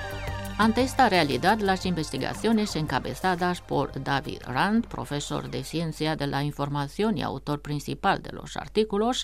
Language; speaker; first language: Spanish; non-native, fluent; Romanian